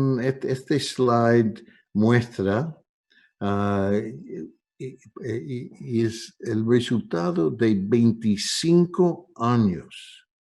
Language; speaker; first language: Spanish; non-native, fluent; English